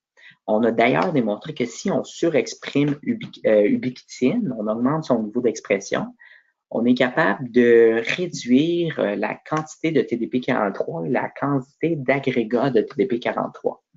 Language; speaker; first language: French; native; French